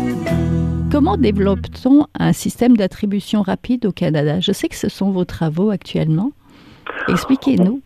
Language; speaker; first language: French; native; French